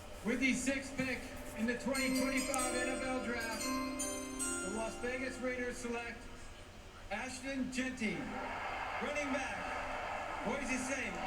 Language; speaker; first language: English; native; English